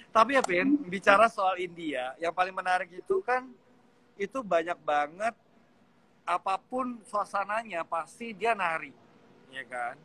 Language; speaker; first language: Indonesian; native; Indonesian